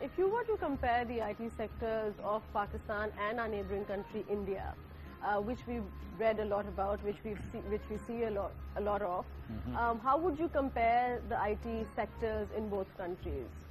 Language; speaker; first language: English; non-native, local second language; Urdu